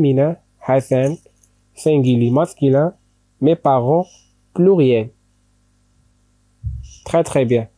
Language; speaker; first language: French; non-native, local second language; Arabic